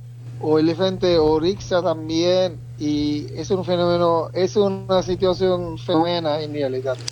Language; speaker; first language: Spanish; non-native, learner; Bangla